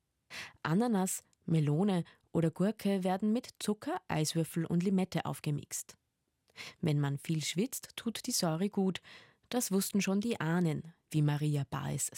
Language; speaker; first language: German; native; German